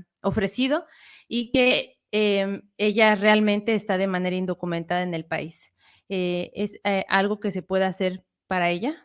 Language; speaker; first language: Spanish; native; Spanish